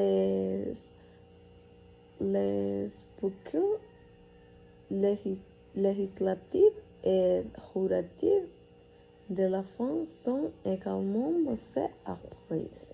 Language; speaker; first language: French; non-native, learner; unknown